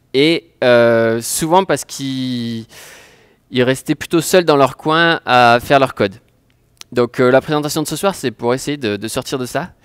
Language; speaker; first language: French; native; French